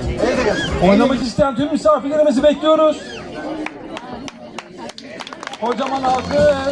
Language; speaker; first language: Turkish; native; Turkish